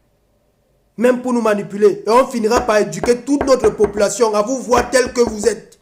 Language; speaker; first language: French; non-native, local second language; Basaa